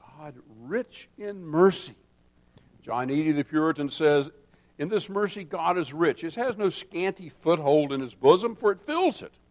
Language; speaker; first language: English; native; English